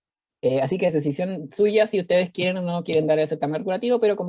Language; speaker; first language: Spanish; native; Spanish